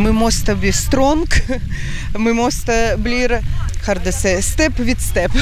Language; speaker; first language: Swedish; non-native, learner; Ukrainian